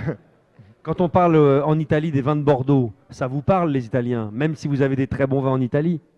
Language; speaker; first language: French; native; French